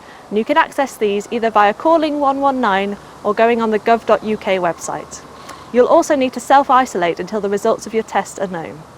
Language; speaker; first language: English; native; English